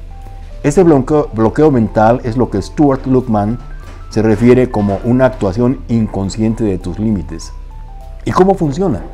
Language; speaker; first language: Spanish; native; Spanish